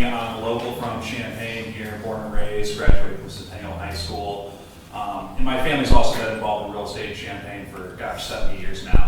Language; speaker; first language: English; native; English